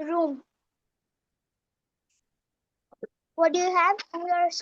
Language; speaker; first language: English; non-native, learner; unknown